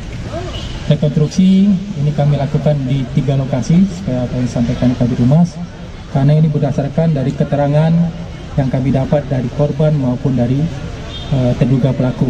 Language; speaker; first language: Indonesian; native; Indonesian